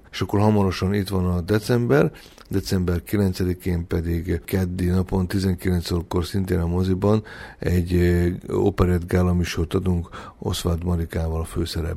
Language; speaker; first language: Hungarian; native; Hungarian